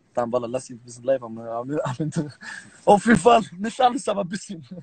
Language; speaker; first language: German; early bilingual, other home language; Turkish